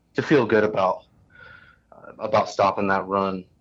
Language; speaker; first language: English; native; English